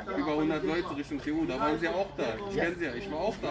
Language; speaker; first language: German; native; German